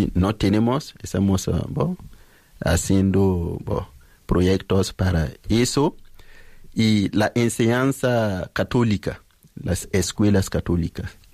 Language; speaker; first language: Spanish; non-native, fluent; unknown